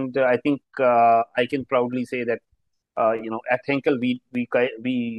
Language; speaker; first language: English; non-native, local second language; Hindi